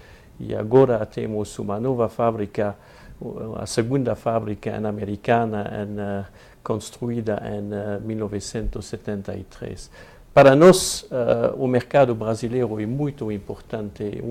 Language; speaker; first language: Portuguese; non-native, fluent; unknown